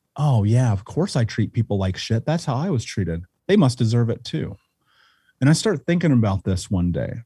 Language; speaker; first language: English; native; English